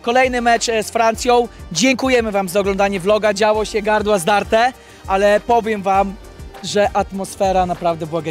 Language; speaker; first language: Polish; native; Polish